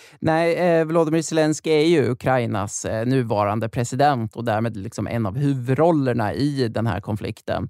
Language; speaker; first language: Swedish; native; Swedish